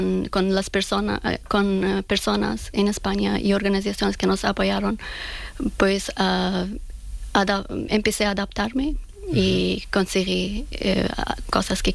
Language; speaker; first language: Spanish; non-native, fluent; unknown